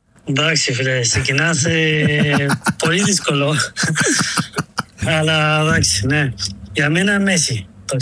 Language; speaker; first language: Greek; non-native, learner; Spanish